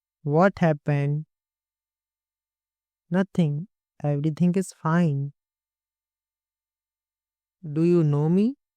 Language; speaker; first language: English; non-native, local second language; Hindi